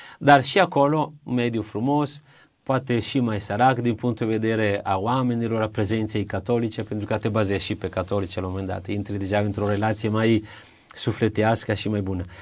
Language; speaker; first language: Romanian; non-native, fluent; Italian